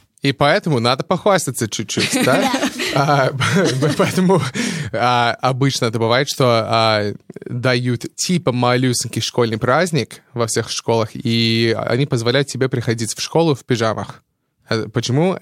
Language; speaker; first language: Russian; non-native, fluent; English